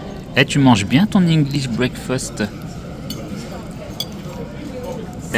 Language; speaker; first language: French; native; French